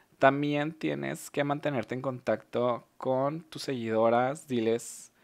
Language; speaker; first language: Spanish; native; Spanish